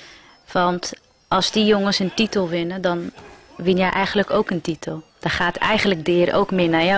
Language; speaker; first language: Dutch; early bilingual, other home language; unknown